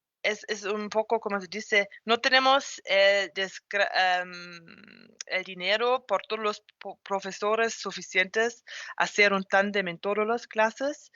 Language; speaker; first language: Spanish; non-native, fluent; German